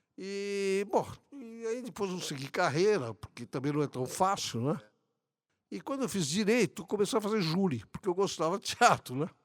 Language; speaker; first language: Portuguese; early bilingual, other home language; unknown